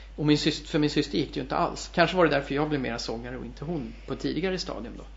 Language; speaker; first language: Swedish; native; Swedish